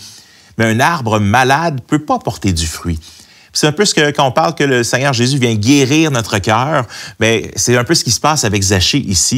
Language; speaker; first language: French; native; French